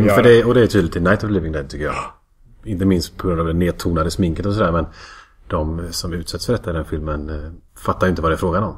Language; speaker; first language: Swedish; native; Swedish